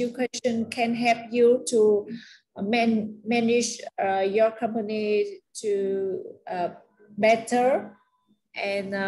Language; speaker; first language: English; non-native, learner; Vietnamese